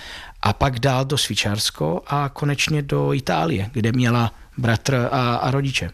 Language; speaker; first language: Czech; non-native, fluent; Italian